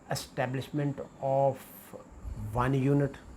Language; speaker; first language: English; non-native, local second language; Urdu